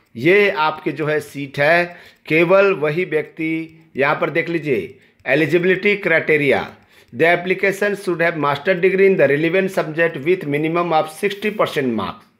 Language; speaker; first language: Hindi; native; Hindi